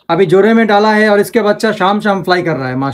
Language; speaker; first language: Hindi; non-native, fluent; Bangla